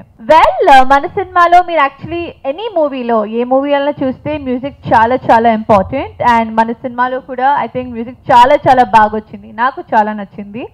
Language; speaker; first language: Telugu; non-native, fluent; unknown